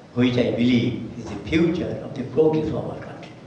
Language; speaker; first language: English; non-native, local second language; Bangla